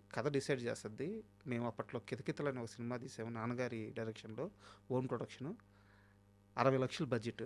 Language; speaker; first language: Telugu; native; Telugu